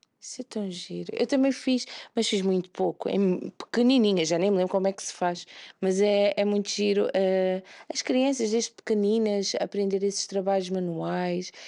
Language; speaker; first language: Portuguese; native; Portuguese